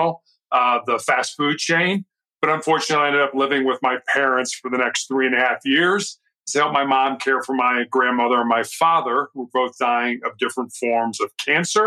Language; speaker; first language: English; native; English